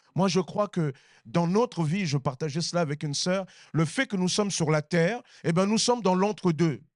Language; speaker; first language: French; native; French